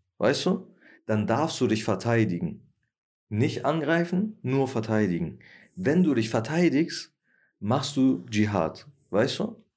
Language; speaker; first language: German; early bilingual, other home language; Turkish